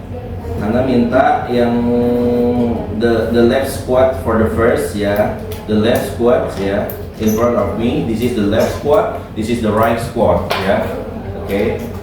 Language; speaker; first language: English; non-native, fluent; Indonesian